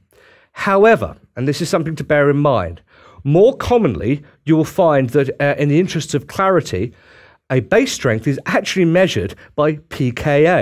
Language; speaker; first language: English; native; English